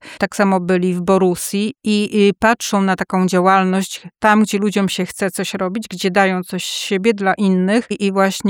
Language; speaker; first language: Polish; native; Polish